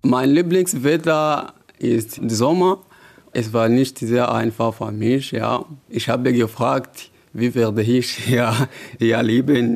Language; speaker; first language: German; non-native, learner; Kinyarwanda